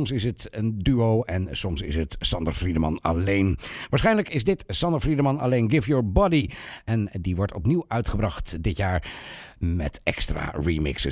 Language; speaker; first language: Dutch; native; Dutch